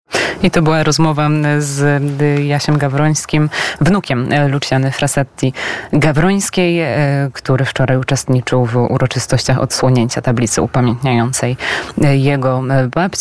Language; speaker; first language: Polish; native; Polish